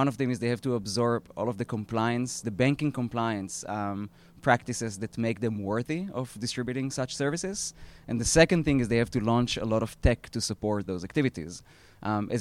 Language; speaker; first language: English; non-native, fluent; Hebrew